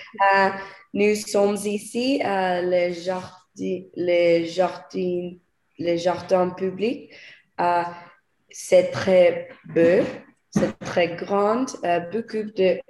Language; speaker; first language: French; non-native, learner; English